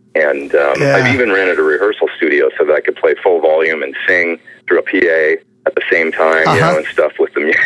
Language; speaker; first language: English; native; English